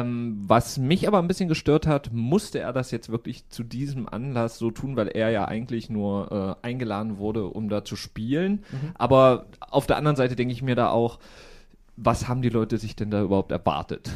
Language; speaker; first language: German; native; German